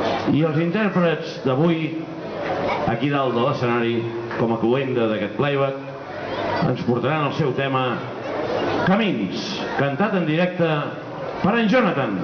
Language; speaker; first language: Catalan; native; Catalan